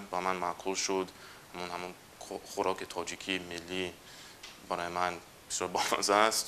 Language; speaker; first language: Persian; non-native, fluent; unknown